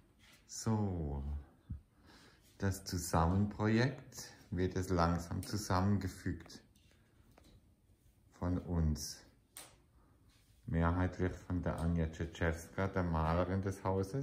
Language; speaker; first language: German; native; German